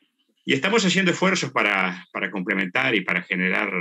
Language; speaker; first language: Spanish; native; Spanish